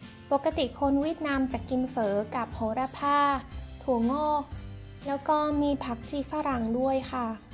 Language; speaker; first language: Thai; non-native, fluent; Vietnamese